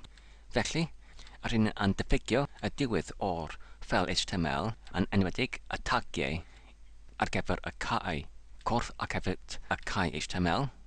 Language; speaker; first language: Welsh; non-native, fluent; English